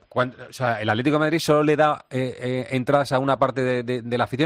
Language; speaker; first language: Spanish; native; Spanish